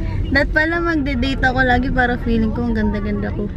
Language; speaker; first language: Filipino; native; Filipino